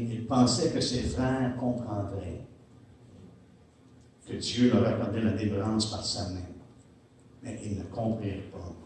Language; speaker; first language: French; native; French